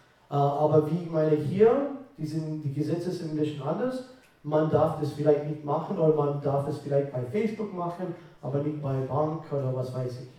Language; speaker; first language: German; non-native, fluent; English